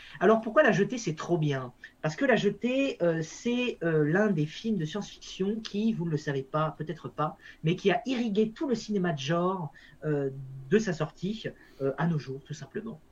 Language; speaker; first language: French; native; French